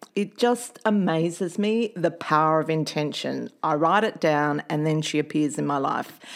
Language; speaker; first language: English; native; English